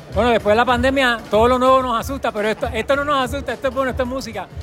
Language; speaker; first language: Spanish; native; Spanish